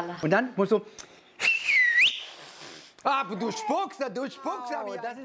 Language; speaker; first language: German; non-native, fluent; Spanish